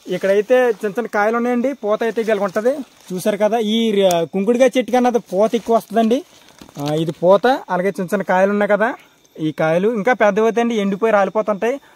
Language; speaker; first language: Telugu; non-native, local second language; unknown